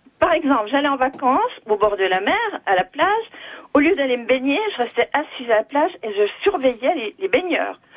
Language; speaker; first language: French; native; French